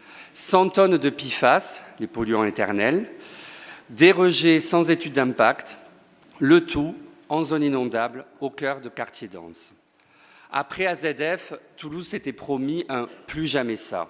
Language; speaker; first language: French; native; French